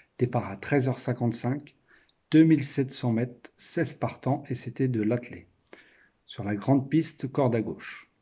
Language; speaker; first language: French; native; French